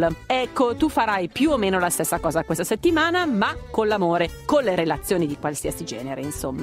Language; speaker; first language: Italian; native; Italian